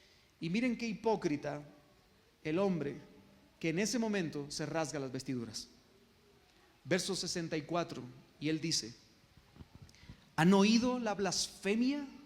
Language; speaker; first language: Spanish; native; Spanish